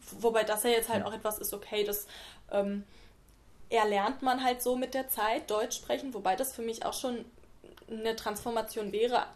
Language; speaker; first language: German; native; German